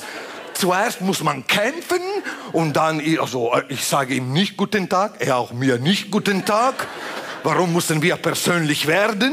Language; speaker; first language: German; non-native, fluent; Italian